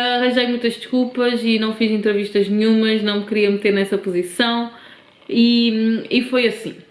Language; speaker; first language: Portuguese; non-native, local second language; Kabuverdianu